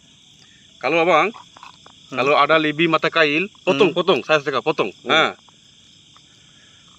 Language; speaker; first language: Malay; non-native, learner; Bangla